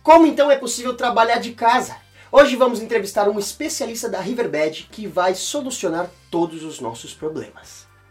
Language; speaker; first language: Portuguese; native; Portuguese